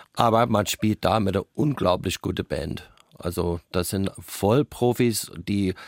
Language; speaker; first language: German; non-native, fluent; English